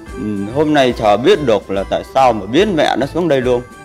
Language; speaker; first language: Vietnamese; native; Vietnamese